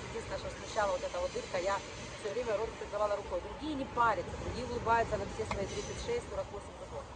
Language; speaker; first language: Russian; native; Russian